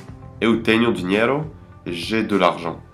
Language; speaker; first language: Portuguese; non-native, fluent; French